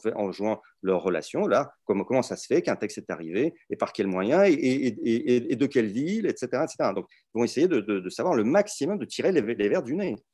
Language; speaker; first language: French; early bilingual, other home language; Russian